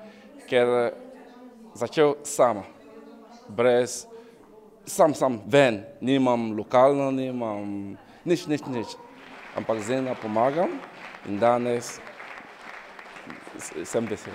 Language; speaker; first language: Slovenian; non-native, learner; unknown